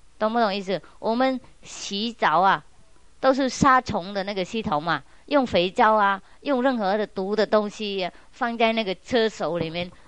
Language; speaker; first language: Chinese; non-native, fluent; Vietnamese